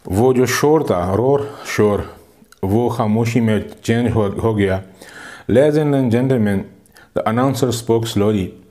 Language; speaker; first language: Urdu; non-native, local second language; Pashto